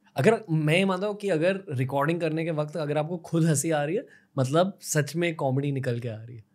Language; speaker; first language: Hindi; native; Hindi